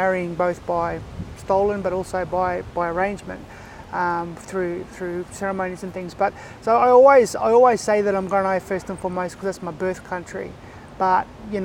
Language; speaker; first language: English; native; English